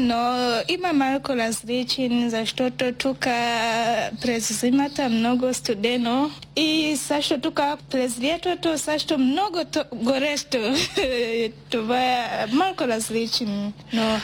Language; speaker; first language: Bulgarian; non-native, learner; Swahili